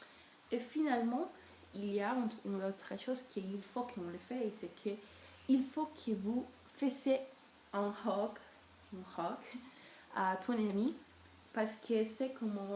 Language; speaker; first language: French; non-native, learner; Spanish